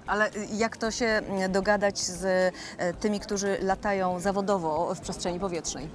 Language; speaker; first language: Polish; native; Polish